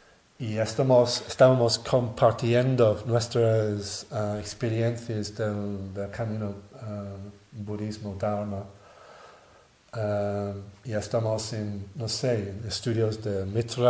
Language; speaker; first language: Spanish; non-native, learner; English